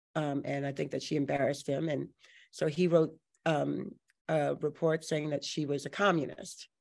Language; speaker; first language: English; native; English